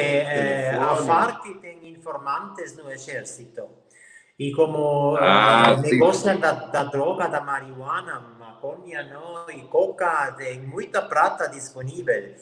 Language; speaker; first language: Portuguese; non-native, fluent; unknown